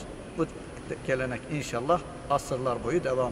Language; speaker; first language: Turkish; native; Turkish